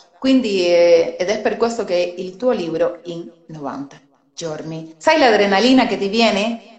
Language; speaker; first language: Italian; non-native, fluent; Spanish